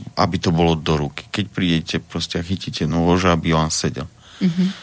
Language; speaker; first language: Slovak; native; Slovak